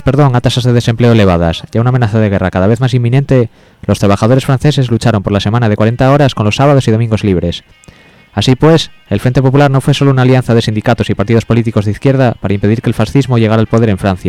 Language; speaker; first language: Spanish; native; Spanish